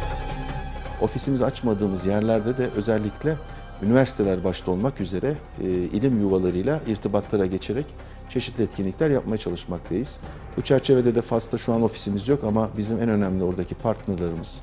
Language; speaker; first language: Turkish; native; Turkish